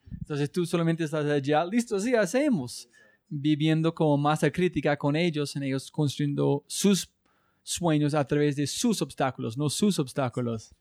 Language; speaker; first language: Spanish; non-native, learner; English